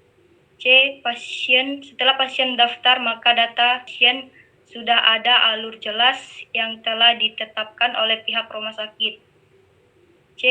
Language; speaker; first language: Indonesian; native; Indonesian